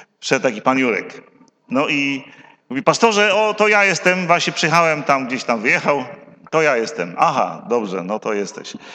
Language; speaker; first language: Polish; native; Polish